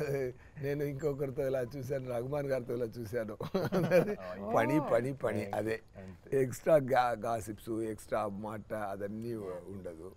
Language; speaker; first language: Telugu; non-native, learner; Tamil